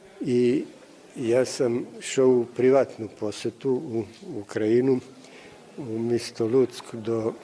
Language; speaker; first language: Ukrainian; early bilingual, heritage; Ukrainian